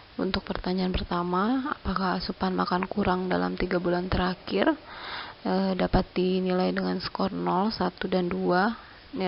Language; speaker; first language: Indonesian; native; Indonesian